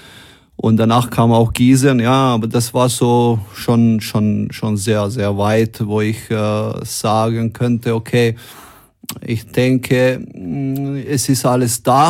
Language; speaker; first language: German; non-native, fluent; Croatian